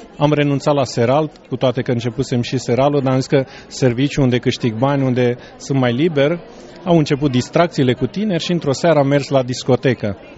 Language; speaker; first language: Romanian; native; Romanian